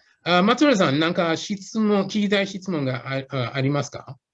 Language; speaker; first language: Japanese; non-native, fluent; English